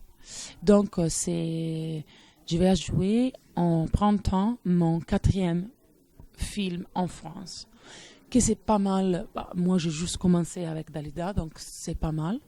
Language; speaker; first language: French; non-native, fluent; Italian